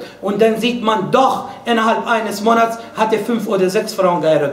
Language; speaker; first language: German; non-native, fluent; Arabic